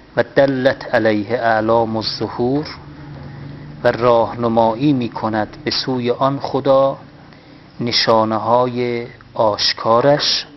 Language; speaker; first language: Persian; non-native, local second language; Azerbaijani